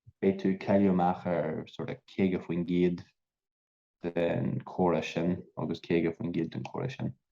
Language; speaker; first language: Irish; non-native, local second language; English